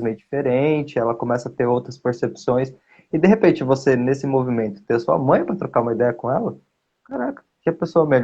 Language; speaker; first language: Portuguese; native; Portuguese